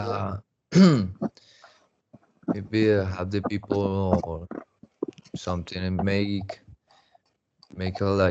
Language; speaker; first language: English; non-native, learner; Spanish